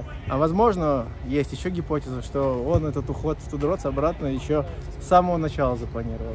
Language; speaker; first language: Russian; native; Russian